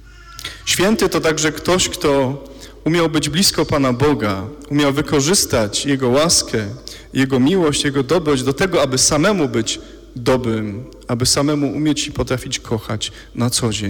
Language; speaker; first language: Polish; native; Polish